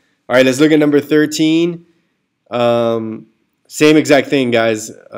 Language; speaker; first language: English; early bilingual, other home language; Spanish